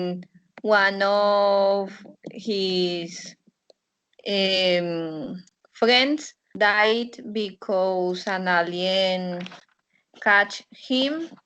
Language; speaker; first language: English; non-native, learner; Spanish